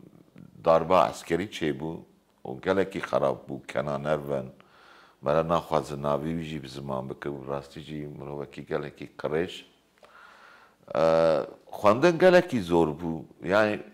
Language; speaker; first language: Kurdish; native; Kurdish